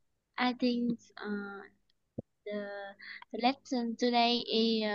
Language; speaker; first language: English; non-native, learner; Vietnamese